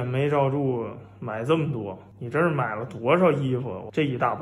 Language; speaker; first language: Chinese; native; Chinese